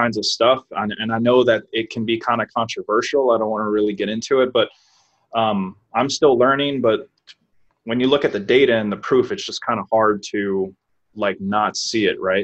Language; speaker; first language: English; native; English